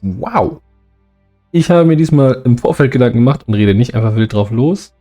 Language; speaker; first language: German; native; German